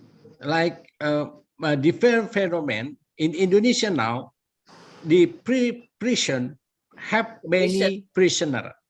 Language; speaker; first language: English; non-native, learner; Indonesian